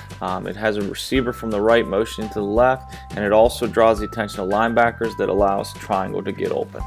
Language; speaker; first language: English; native; English